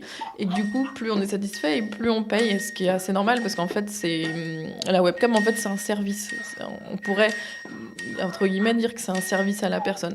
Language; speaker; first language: French; native; French